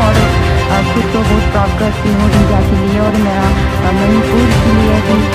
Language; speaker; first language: Hindi; non-native, local second language; Manipuri